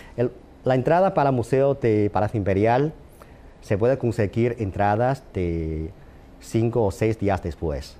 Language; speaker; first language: Spanish; non-native, fluent; Chinese